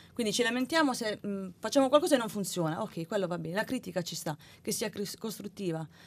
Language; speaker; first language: Italian; native; Italian